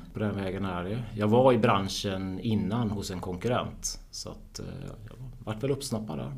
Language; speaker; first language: Swedish; native; Swedish